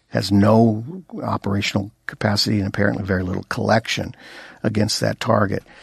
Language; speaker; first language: English; native; English